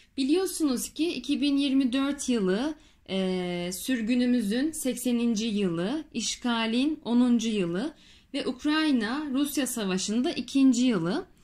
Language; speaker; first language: Turkish; native; Turkish